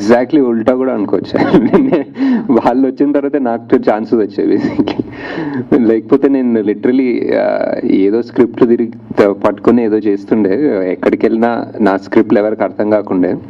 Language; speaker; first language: Telugu; native; Telugu